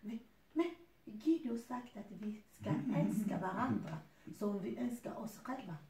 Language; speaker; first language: Swedish; non-native, fluent; Lingala